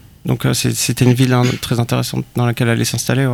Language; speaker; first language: French; native; French